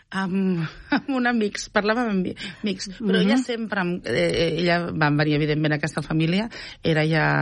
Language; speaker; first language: Catalan; native; Catalan